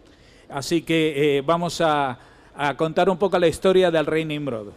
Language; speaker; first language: Spanish; native; Spanish